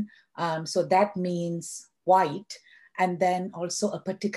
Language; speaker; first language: English; non-native, local second language; Tamil